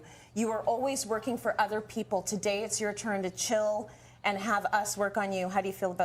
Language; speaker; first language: English; native; English